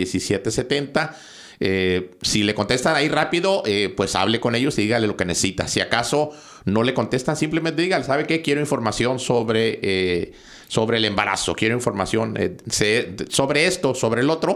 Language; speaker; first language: Spanish; native; Spanish